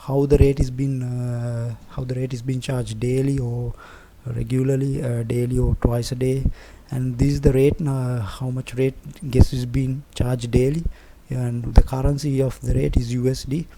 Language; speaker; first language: English; non-native, local second language; Sinhala